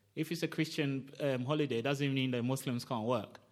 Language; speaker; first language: English; non-native, local second language; Akan